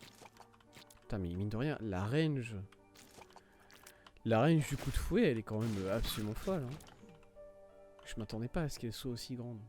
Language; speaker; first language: French; native; French